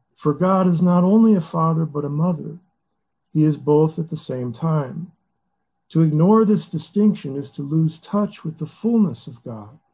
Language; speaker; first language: English; native; English